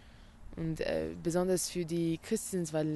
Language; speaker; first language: German; non-native, learner; Arabic